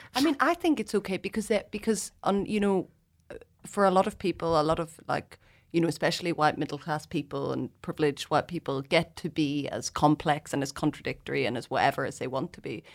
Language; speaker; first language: English; native; English